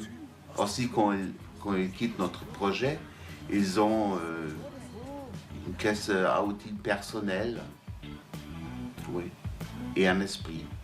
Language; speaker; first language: French; non-native, fluent; German